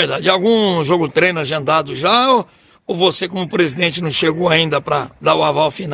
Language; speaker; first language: Portuguese; native; Portuguese